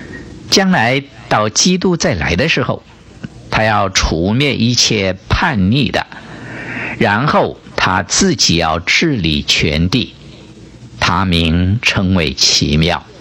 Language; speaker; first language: Chinese; native; Chinese